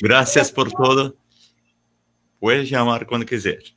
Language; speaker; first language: Spanish; non-native, learner; Portuguese